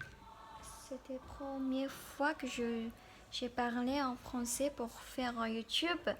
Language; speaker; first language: French; non-native, learner; Korean